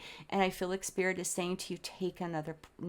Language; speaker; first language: English; native; English